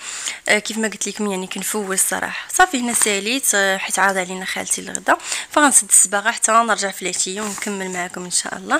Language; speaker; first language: Arabic; native; Arabic